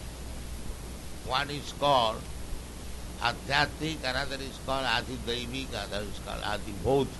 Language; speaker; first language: English; non-native, local second language; Bangla